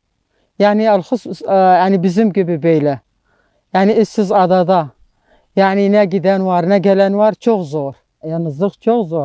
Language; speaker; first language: Turkish; non-native, local second language; Arabic